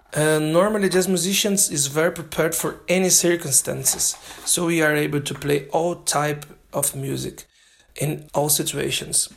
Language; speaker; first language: English; non-native, learner; Portuguese